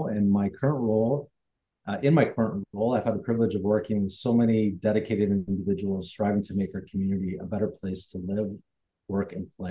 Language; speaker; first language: English; native; English